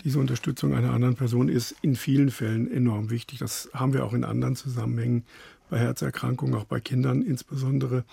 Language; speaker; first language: German; native; German